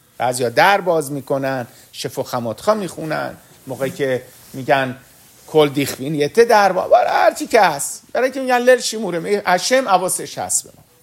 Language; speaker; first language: Persian; early bilingual, heritage; Persian